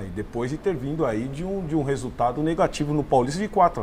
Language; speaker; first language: Portuguese; native; Portuguese